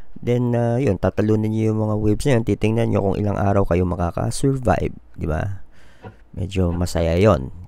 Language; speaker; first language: Filipino; native; Filipino